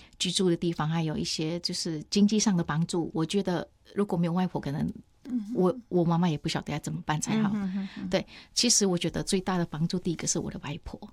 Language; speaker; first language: Chinese; non-native, fluent; Indonesian